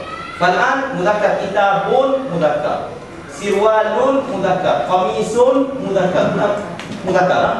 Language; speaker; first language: Arabic; non-native, learner; Malay